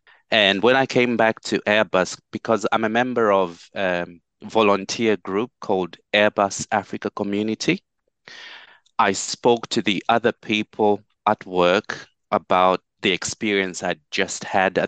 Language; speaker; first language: English; non-native, local second language; Bemba